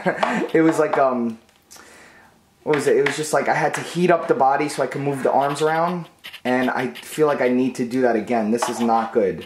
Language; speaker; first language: English; native; English